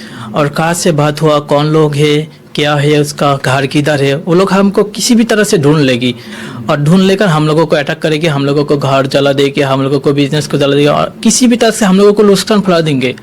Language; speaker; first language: Hindi; non-native, learner; Bangla